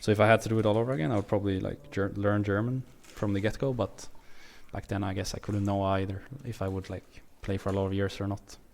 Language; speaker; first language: English; non-native, fluent; Swedish